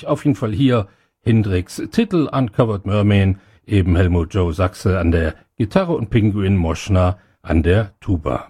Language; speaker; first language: German; native; German